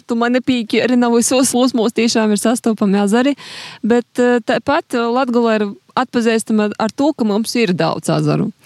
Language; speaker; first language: Latvian; native; Latvian